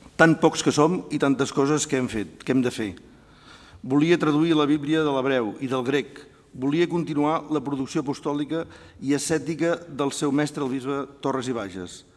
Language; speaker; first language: Catalan; native; Catalan